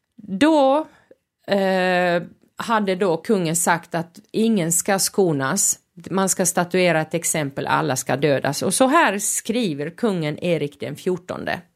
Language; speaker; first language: Swedish; non-native, local second language; Finnish